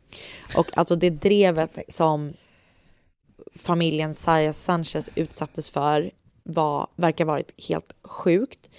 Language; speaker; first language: Swedish; native; Swedish